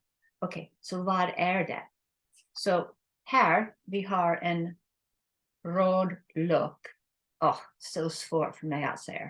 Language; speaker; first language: Swedish; non-native, learner; English